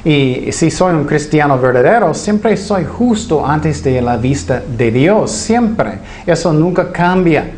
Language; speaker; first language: Spanish; non-native, fluent; English